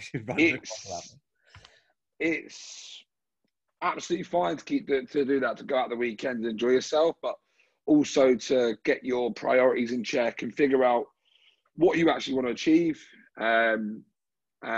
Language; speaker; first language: English; native; English